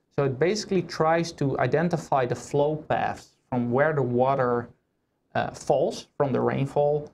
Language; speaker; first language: English; non-native, fluent; Dutch